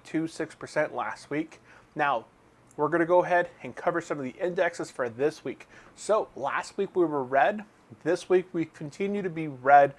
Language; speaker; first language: English; native; English